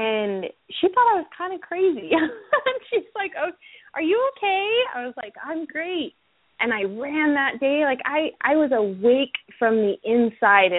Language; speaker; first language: English; native; English